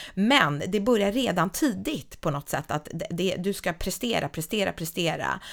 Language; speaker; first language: Swedish; native; Swedish